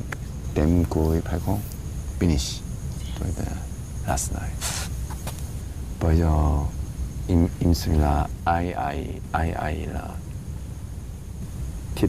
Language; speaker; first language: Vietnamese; non-native, learner; English